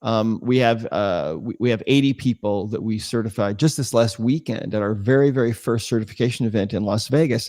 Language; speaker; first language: English; native; English